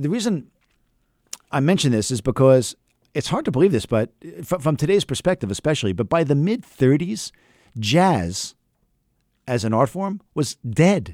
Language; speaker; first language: English; native; English